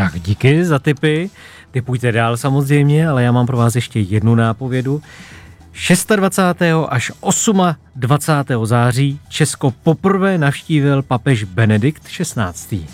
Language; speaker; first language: Czech; native; Czech